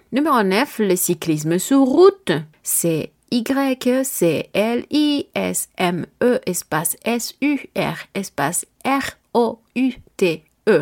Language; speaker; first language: French; non-native, learner; Spanish